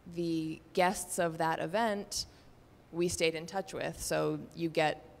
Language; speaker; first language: English; native; English